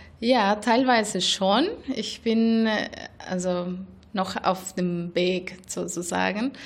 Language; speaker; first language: German; non-native, fluent; Spanish